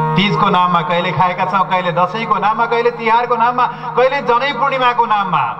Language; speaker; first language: Nepali; native; Nepali